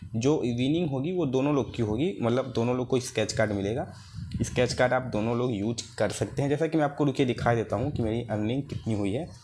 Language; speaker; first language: Hindi; native; Hindi